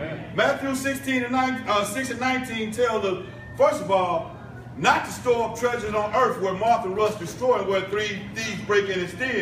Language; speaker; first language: English; native; English